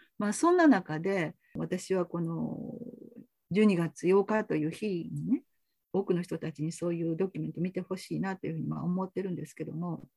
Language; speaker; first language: Japanese; native; Japanese